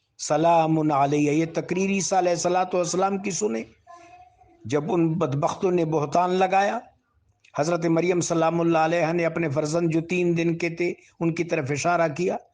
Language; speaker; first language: Urdu; non-native, local second language; Pashto